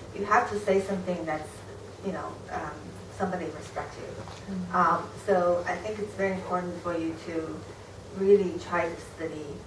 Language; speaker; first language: English; non-native, fluent; Chinese